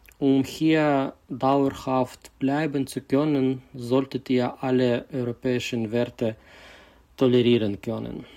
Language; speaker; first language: German; non-native, fluent; Ukrainian